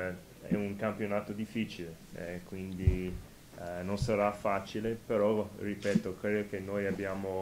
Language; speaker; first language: Italian; non-native, fluent; English